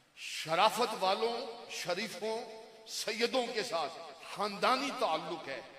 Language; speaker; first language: Urdu; non-native, local second language; Punjabi